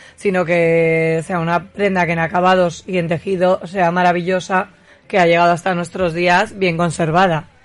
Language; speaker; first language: Spanish; native; Spanish